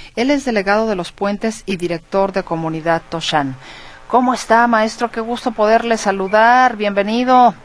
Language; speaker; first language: Spanish; native; Spanish